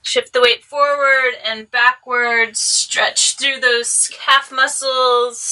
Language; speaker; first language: English; native; English